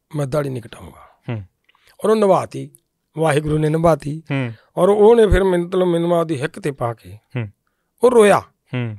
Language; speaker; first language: Punjabi; native; Punjabi